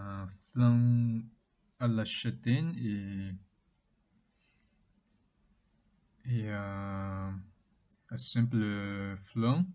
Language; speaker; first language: French; non-native, learner; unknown